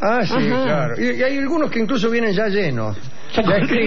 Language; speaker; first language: Spanish; native; Spanish